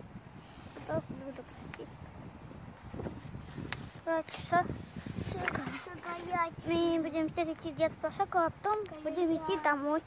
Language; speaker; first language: Russian; early bilingual, other home language; Tajik